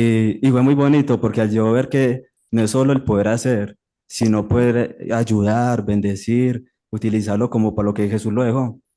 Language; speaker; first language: Spanish; native; Spanish